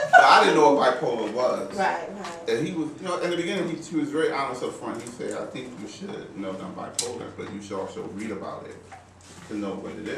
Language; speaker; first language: English; native; English